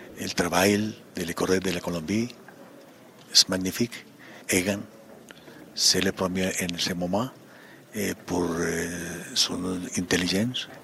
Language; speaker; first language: French; non-native, learner; Spanish